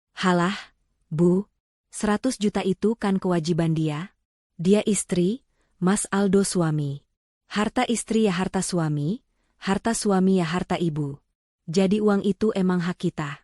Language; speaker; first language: Indonesian; native; Indonesian